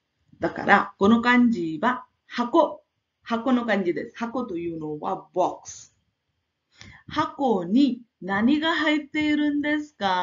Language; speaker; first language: Japanese; non-native, fluent; Marathi